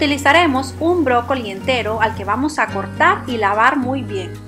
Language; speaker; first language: Spanish; native; Spanish